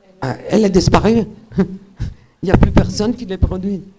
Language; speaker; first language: French; non-native, fluent; Italian